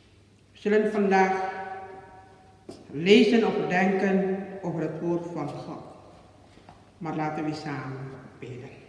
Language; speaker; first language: Dutch; non-native, learner; Indonesian